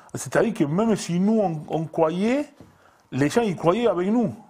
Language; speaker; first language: French; non-native, fluent; Spanish